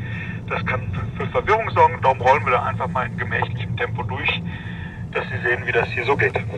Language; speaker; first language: German; native; German